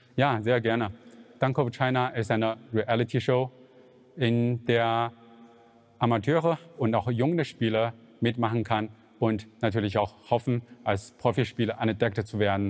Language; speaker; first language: German; non-native, fluent; Chinese